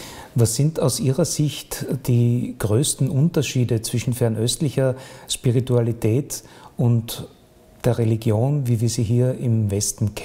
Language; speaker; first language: German; native; German